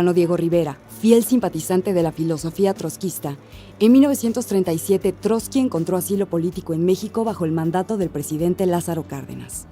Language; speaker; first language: Spanish; native; Spanish